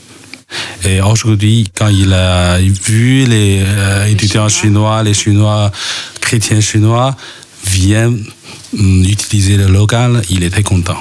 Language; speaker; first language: French; non-native, fluent; Chinese